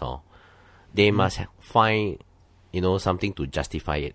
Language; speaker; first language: English; non-native, local second language; Chinese